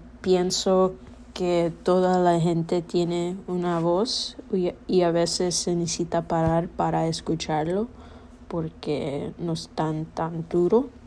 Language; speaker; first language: Spanish; early bilingual, heritage; Spanish